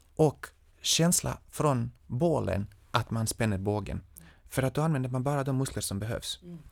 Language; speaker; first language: Swedish; non-native, fluent; Serbian